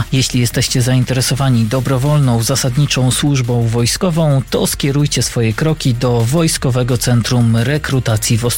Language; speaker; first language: Polish; native; Polish